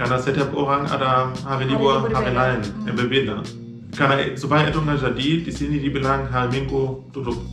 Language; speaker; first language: Indonesian; non-native, fluent; German